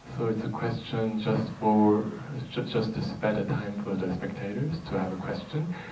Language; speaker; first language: English; non-native, fluent; Korean